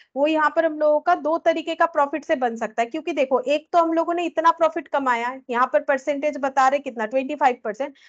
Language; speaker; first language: Hindi; native; Hindi